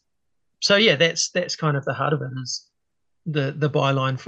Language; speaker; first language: English; native; English